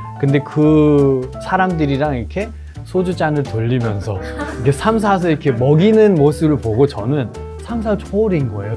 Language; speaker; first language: Korean; non-native, fluent; Nepali